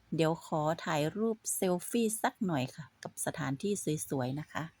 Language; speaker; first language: Thai; native; Thai